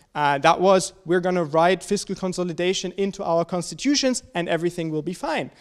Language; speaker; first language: English; non-native, fluent; German